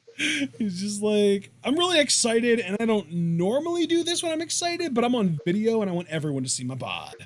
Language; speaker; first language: English; native; English